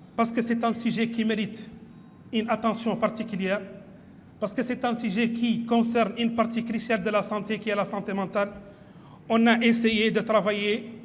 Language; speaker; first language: French; non-native, local second language; Arabic